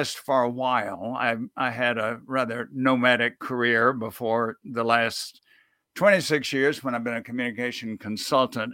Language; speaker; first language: English; native; English